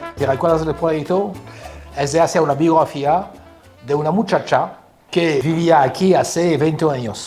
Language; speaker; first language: Spanish; non-native, learner; French